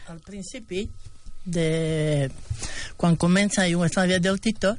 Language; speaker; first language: Catalan; non-native, fluent; Bosnian